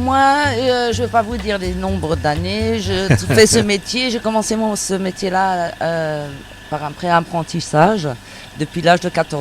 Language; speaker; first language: French; native; French